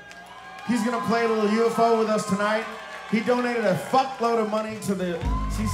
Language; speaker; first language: English; native; English